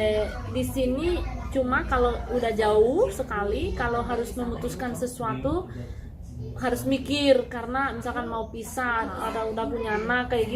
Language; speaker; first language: Indonesian; non-native, fluent; Spanish